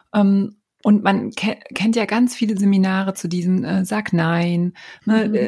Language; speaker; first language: German; native; German